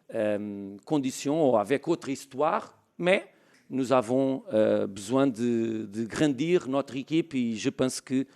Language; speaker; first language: French; non-native, learner; Portuguese